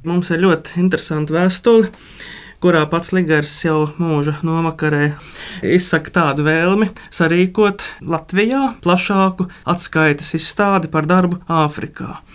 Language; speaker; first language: Latvian; native; Latvian